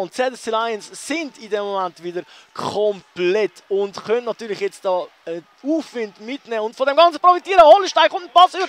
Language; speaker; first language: German; native; German